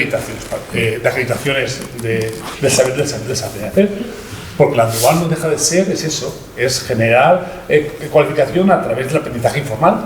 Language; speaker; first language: Spanish; native; Spanish